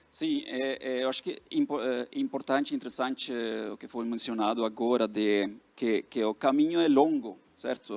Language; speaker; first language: Portuguese; non-native, fluent; Norwegian